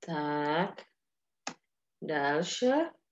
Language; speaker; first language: Russian; non-native, fluent; Indonesian